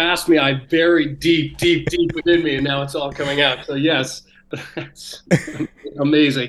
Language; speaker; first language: English; native; English